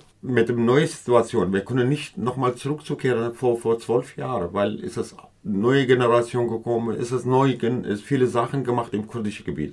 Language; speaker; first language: German; non-native, learner; Kurdish